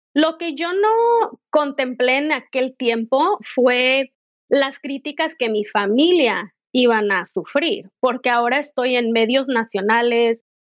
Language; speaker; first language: Spanish; early bilingual, heritage; Spanish